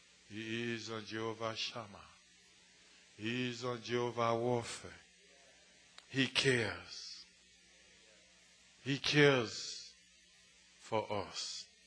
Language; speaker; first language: English; non-native, fluent; Haitian Creole